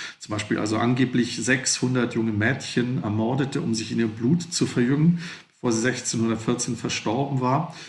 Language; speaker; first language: German; native; German